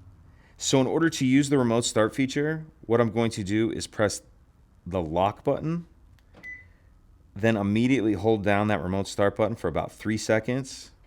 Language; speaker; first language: English; native; English